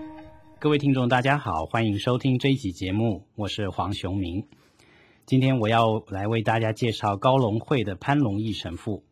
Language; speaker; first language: Chinese; native; Chinese